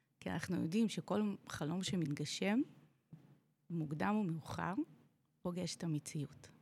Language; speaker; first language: Hebrew; non-native, fluent; Russian